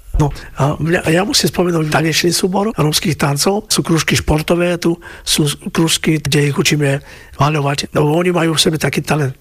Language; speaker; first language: Slovak; native; Slovak